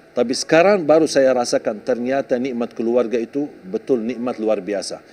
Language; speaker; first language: Indonesian; non-native, fluent; Arabic